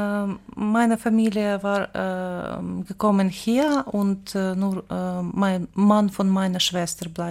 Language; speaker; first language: German; non-native, learner; Ukrainian